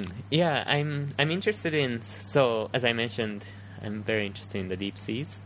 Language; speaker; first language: English; early bilingual, other home language; Japanese